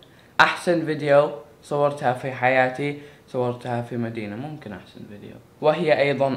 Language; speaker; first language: Arabic; early bilingual, heritage; Arabic